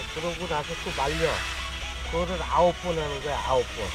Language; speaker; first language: Korean; native; Korean